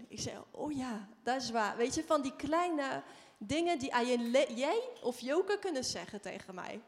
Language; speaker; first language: Dutch; non-native, fluent; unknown